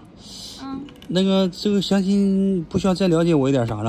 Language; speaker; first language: Chinese; native; Chinese